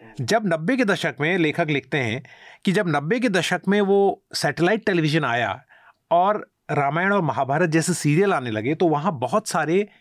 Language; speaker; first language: Hindi; native; Hindi